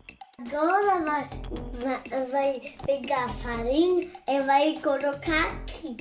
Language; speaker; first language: Portuguese; early bilingual, other home language; French